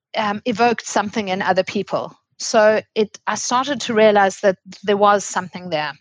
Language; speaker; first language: English; native; English